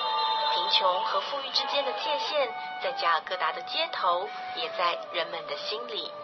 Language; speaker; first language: Chinese; native; Chinese